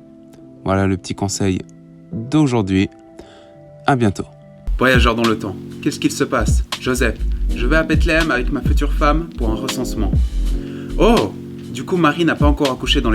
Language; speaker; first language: French; native; French